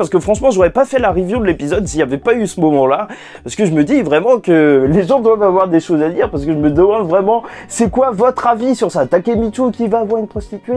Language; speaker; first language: French; native; French